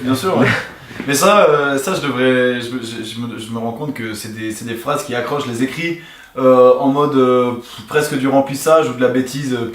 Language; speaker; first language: French; native; French